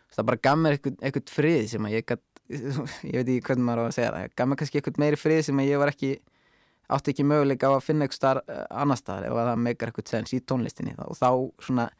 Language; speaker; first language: Icelandic; native; Icelandic